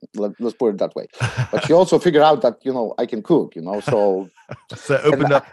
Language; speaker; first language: English; non-native, fluent; Polish